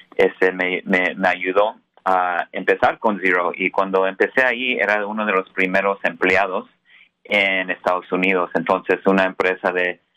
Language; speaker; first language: Spanish; early bilingual, heritage; Spanish